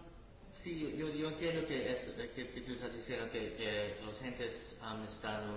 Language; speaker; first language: Spanish; early bilingual, other home language; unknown